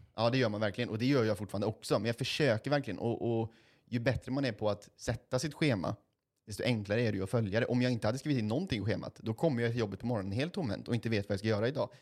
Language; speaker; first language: Swedish; native; Swedish